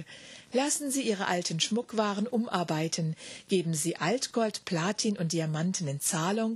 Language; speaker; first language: German; native; German